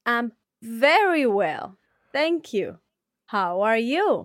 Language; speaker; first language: English; non-native, learner; Spanish